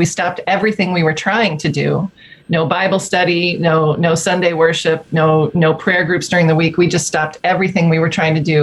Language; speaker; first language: English; native; English